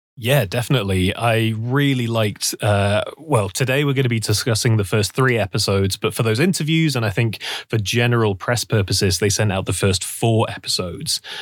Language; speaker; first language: English; native; English